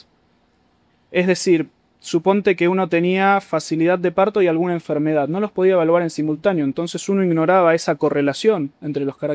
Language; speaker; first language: Spanish; native; Spanish